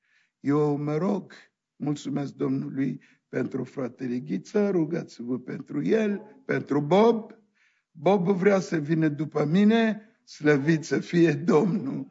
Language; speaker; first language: Romanian; non-native, fluent; French